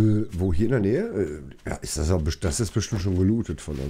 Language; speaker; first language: German; native; German